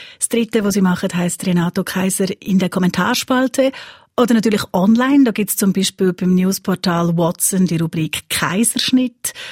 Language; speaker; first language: German; native; German